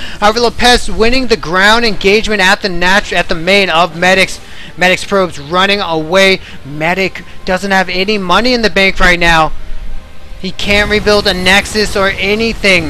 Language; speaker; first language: English; native; English